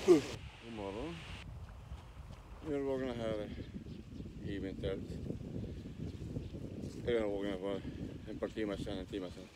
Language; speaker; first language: Swedish; non-native, learner; Spanish